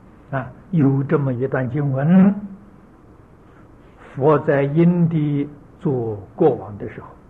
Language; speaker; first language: Chinese; native; Chinese